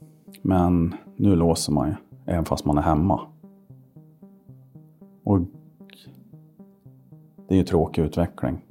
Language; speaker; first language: Swedish; native; Swedish